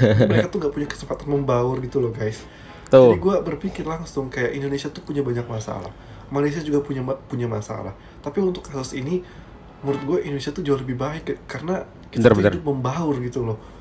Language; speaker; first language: Indonesian; native; Indonesian